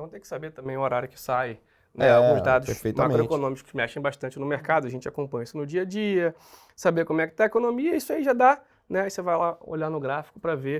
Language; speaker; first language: Portuguese; native; Portuguese